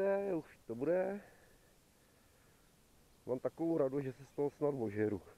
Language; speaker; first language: Czech; native; Czech